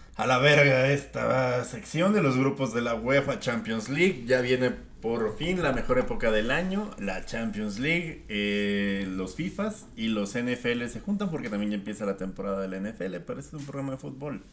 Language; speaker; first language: Spanish; native; Spanish